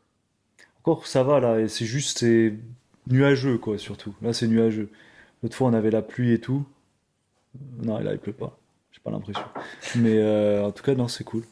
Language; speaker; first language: French; native; French